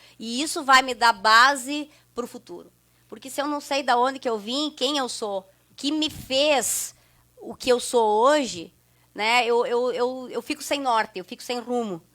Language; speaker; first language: Portuguese; non-native, local second language; German